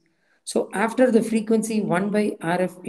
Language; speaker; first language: English; non-native, local second language; Tamil